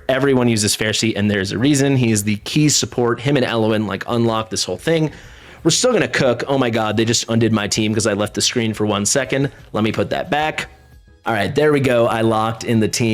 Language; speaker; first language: English; native; English